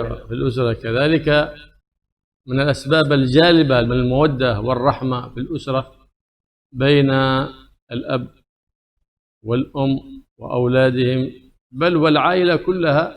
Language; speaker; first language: Arabic; native; Arabic